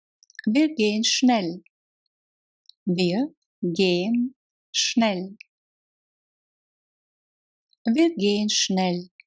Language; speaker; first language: German; non-native, fluent; Russian